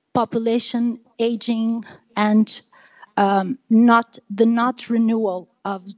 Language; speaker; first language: English; non-native, fluent; Portuguese